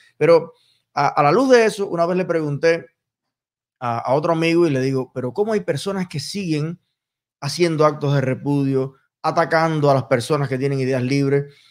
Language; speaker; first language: Spanish; native; Spanish